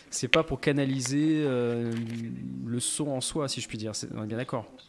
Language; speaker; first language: French; native; French